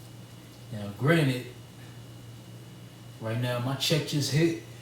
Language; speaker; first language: English; native; English